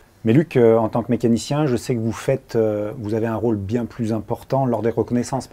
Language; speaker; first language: French; native; French